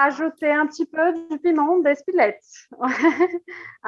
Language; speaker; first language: French; non-native, fluent; Portuguese